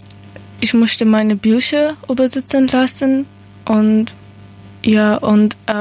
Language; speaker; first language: German; non-native, learner; Persian